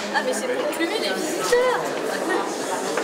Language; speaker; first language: French; non-native, learner; Spanish